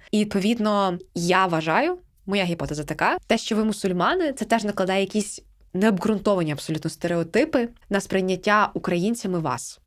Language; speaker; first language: Ukrainian; native; Ukrainian